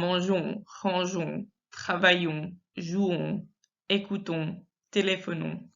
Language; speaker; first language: French; non-native, fluent; English